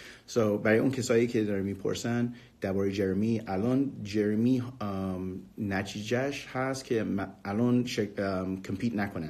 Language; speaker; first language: Persian; early bilingual, heritage; Persian